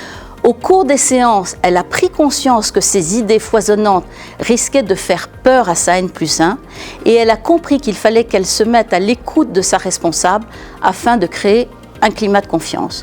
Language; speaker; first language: French; native; French